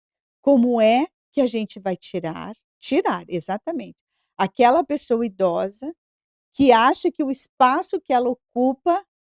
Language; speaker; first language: Portuguese; native; Portuguese